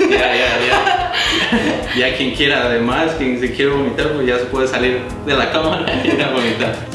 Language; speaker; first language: Spanish; native; Spanish